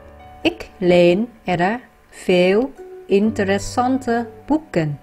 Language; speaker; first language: Dutch; non-native, fluent; Vietnamese